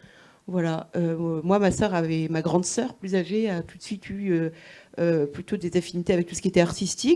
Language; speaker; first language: French; native; French